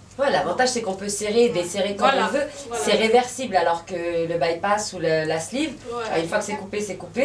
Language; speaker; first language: French; native; French